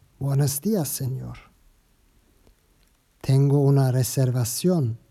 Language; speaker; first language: Spanish; non-native, learner; Turkish